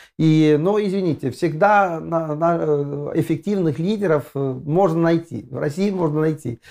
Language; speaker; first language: Russian; non-native, fluent; Estonian